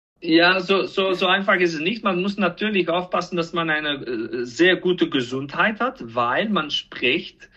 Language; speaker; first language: German; non-native, fluent; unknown